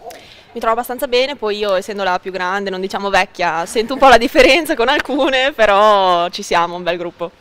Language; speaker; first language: Italian; native; Italian